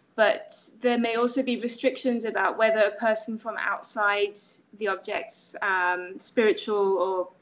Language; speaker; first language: English; non-native, fluent; French